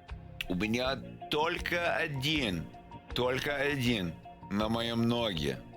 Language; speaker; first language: Russian; non-native, learner; English